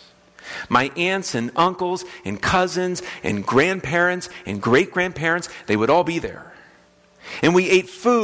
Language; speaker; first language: English; native; English